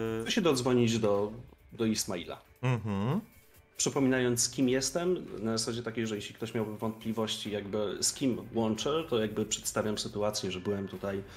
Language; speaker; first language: Polish; native; Polish